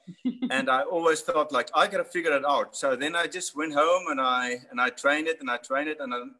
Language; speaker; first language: English; native; English